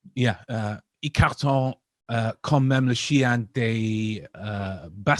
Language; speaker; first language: French; non-native, learner; English